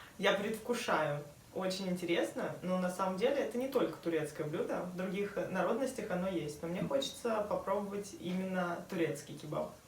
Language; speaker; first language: Russian; native; Russian